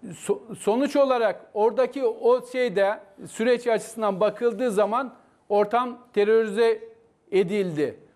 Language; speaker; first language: Turkish; native; Turkish